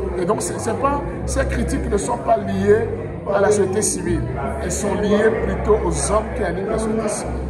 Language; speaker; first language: French; non-native, local second language; Wolof